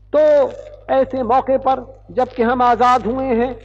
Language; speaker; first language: Hindi; native; Hindi